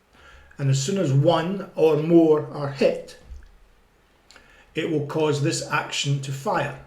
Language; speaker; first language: English; native; English